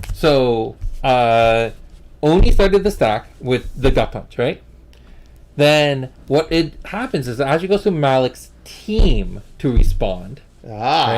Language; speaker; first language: English; native; English